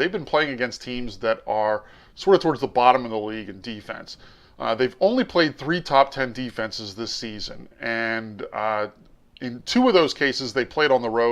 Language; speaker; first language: English; native; English